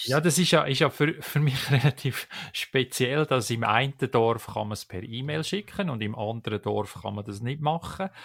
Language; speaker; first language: German; native; German